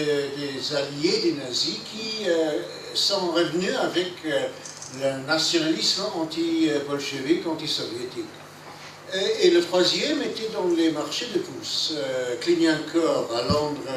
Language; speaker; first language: French; non-native, fluent; English